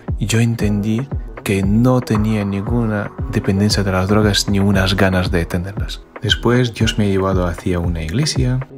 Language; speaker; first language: Spanish; non-native, fluent; Ukrainian